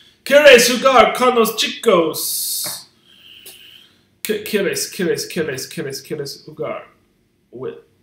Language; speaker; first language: Spanish; non-native, learner; English